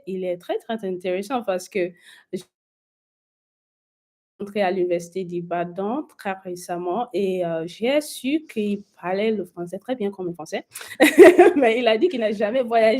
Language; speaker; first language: French; non-native, learner; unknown